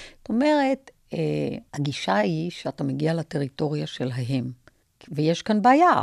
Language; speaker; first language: Hebrew; native; Hebrew